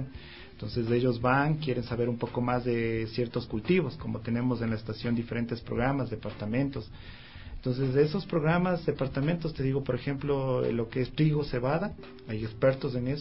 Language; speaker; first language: Spanish; native; Spanish